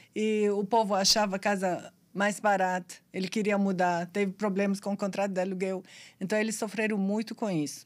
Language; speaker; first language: Portuguese; non-native, fluent; Arabic